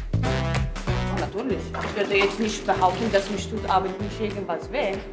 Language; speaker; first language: German; non-native, fluent; Polish